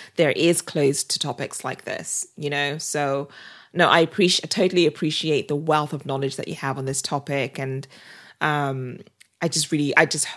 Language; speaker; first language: English; native; English